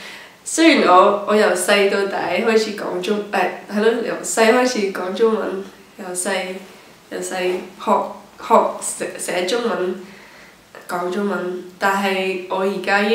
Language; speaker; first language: Cantonese; non-native, local second language; English